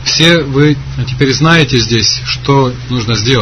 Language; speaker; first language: Russian; native; Russian